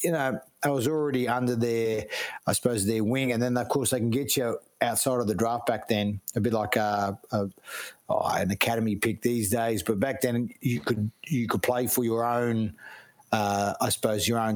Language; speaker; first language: English; native; English